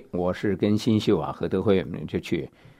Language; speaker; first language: Chinese; native; Chinese